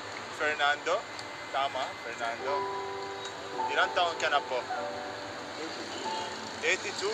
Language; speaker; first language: Filipino; non-native, learner; Arabic